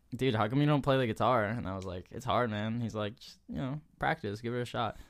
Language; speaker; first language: English; early bilingual, other home language; Spanish